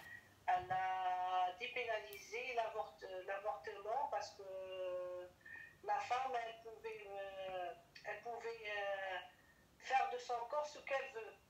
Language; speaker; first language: French; non-native, learner; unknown